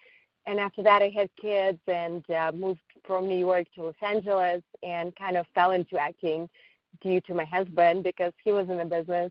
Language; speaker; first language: English; non-native, fluent; Russian